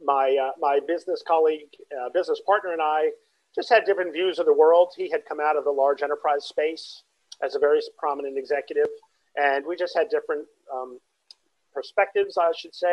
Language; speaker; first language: English; native; English